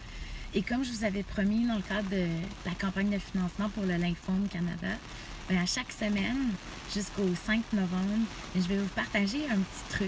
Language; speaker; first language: French; native; French